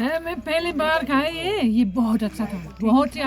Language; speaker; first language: Hindi; non-native, learner; German